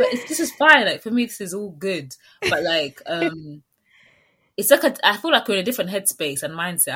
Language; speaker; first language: English; native; English